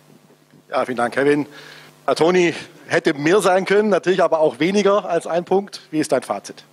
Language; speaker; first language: German; native; German